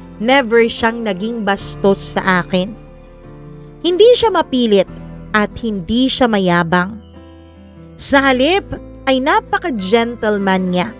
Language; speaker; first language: Filipino; non-native, local second language; Cebuano